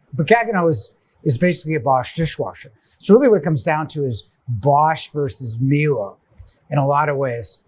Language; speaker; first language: English; native; English